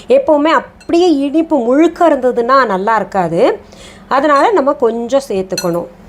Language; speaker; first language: Tamil; non-native, fluent; Hindi